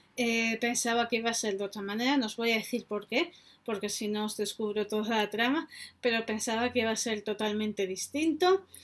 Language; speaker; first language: Spanish; native; Spanish